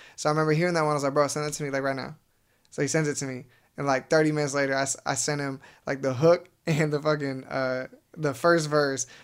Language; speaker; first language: English; native; English